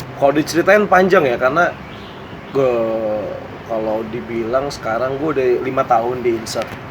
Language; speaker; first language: Indonesian; native; Indonesian